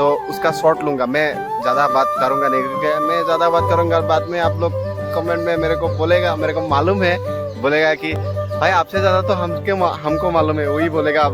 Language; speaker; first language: Hindi; non-native, local second language; Assamese